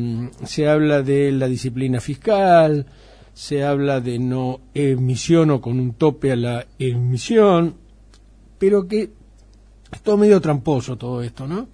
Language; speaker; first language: Spanish; native; Spanish